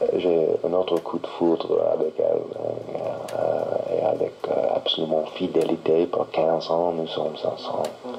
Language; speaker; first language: French; non-native, learner; English